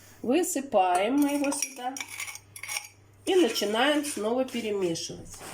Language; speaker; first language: Russian; native; Russian